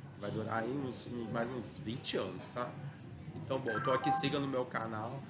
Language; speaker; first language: Portuguese; early bilingual, other home language; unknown